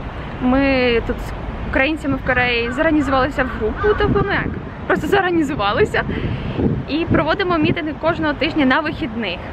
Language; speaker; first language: Ukrainian; native; Ukrainian